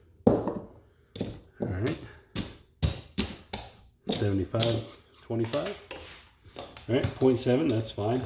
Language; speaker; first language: English; native; English